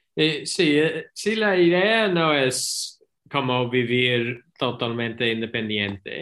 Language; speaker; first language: Spanish; non-native, learner; English